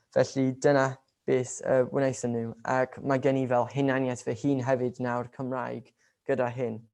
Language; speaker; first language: Welsh; non-native, local second language; English